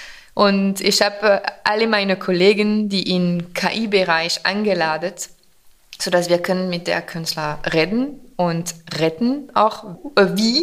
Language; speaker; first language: German; non-native, fluent; French